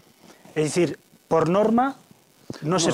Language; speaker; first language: Spanish; native; Spanish